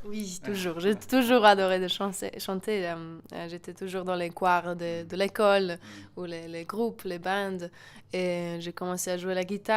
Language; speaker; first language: French; non-native, local second language; German